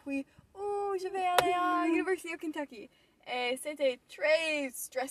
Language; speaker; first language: French; non-native, learner; English